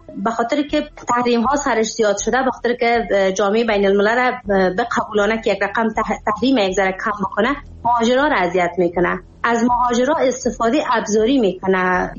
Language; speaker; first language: Persian; native; Persian